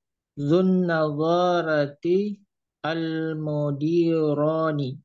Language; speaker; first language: Arabic; non-native, learner; Indonesian